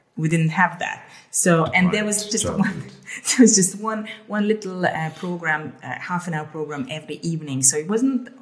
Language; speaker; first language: English; early bilingual, other home language; Hungarian